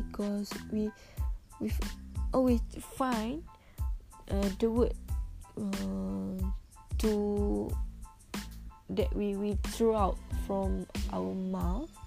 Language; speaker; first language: English; non-native, local second language; Malay